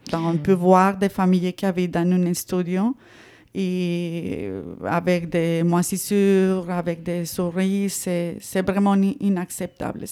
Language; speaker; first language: French; non-native, fluent; Spanish